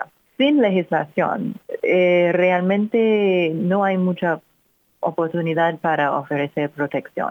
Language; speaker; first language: Spanish; non-native, fluent; English